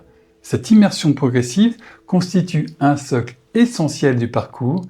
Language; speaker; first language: French; native; French